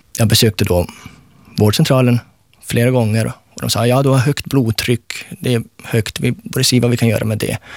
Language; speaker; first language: Swedish; native; Swedish